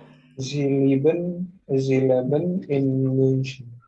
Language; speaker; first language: German; non-native, learner; Indonesian